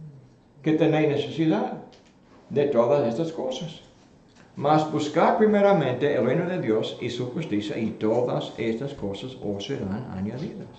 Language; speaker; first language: Spanish; non-native, fluent; English